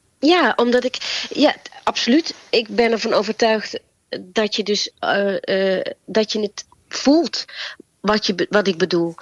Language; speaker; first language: Dutch; native; Dutch